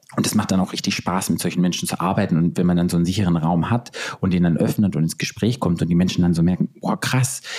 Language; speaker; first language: German; native; German